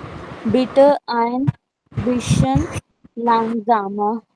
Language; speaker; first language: German; non-native, learner; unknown